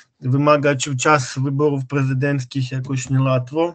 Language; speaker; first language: Polish; non-native, fluent; Ukrainian